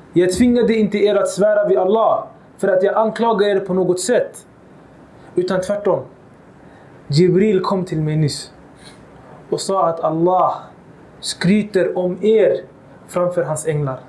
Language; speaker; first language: Swedish; early bilingual, other home language; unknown